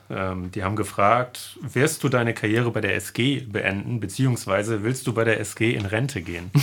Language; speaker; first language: German; native; German